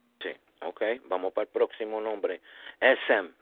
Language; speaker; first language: Spanish; early bilingual, heritage; Spanish